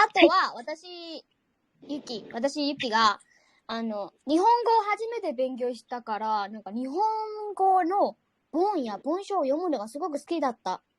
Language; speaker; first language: Japanese; non-native, learner; Burmese